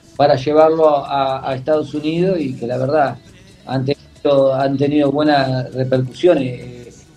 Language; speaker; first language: Spanish; native; Spanish